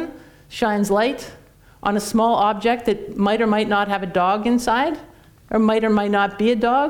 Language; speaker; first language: English; native; English